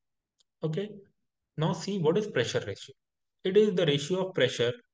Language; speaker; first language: English; non-native, local second language; Hindi